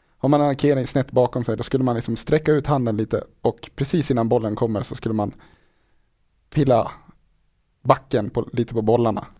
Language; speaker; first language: Swedish; native; Swedish